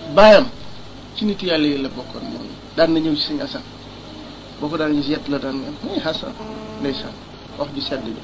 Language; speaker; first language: Wolof; native; Wolof